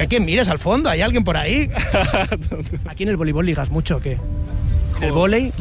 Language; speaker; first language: Spanish; native; Spanish